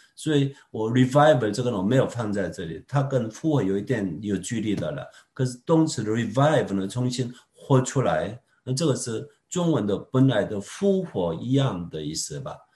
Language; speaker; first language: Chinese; non-native, fluent; Korean